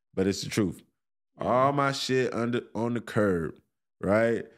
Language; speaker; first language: English; native; English